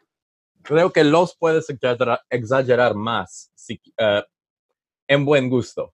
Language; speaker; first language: Spanish; non-native, learner; English